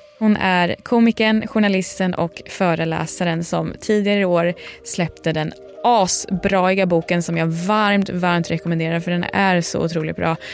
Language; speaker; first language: Swedish; native; Swedish